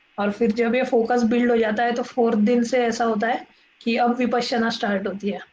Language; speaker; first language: Hindi; non-native, local second language; Marathi